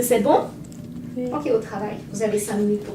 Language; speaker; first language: French; native; French